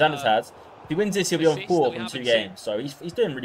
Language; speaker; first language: English; native; English